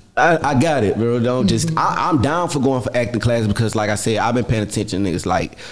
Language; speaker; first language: English; native; English